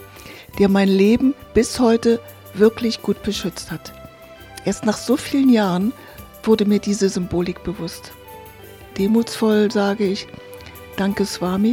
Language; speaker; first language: German; native; German